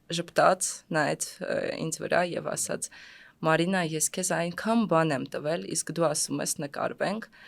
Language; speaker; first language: Armenian; non-native, fluent; Russian